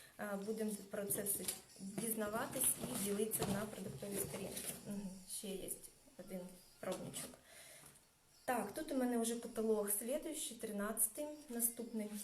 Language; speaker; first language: Ukrainian; non-native, local second language; Russian